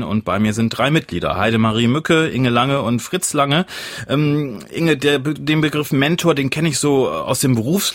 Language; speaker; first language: German; native; German